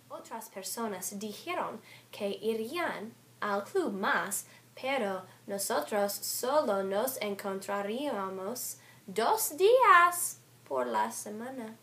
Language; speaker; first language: Spanish; non-native, learner; English